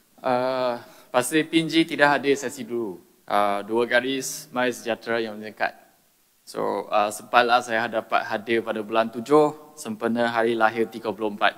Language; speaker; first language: Malay; non-native, local second language; Chinese